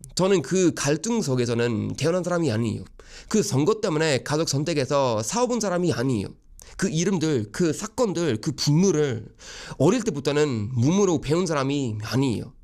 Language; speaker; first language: Korean; non-native, fluent; Swedish